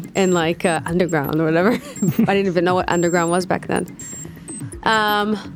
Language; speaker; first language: English; non-native, fluent; Hebrew